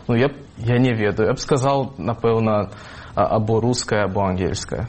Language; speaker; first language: Ukrainian; non-native, fluent; Russian